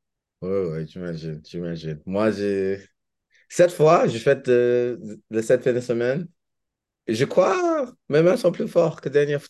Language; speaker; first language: French; non-native, learner; English